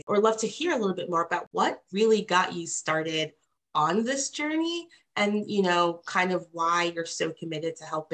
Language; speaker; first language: English; native; English